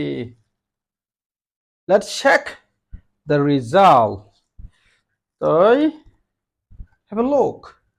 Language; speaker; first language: English; non-native, learner; Rohingya